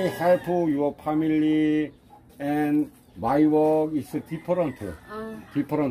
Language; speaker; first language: English; non-native, learner; Korean